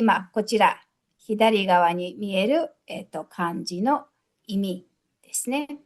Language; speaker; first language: Japanese; non-native, fluent; Mongolian